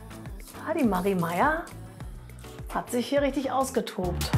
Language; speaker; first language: German; native; German